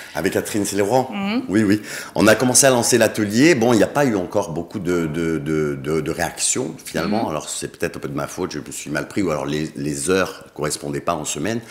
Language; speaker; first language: French; native; French